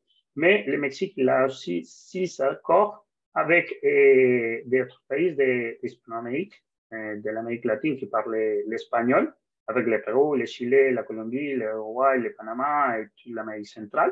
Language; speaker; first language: French; non-native, fluent; Spanish